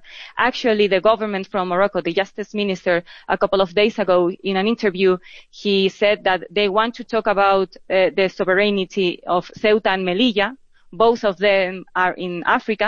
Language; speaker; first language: English; non-native, fluent; Spanish